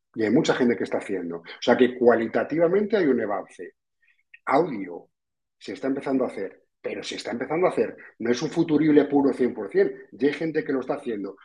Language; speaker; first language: Spanish; native; Spanish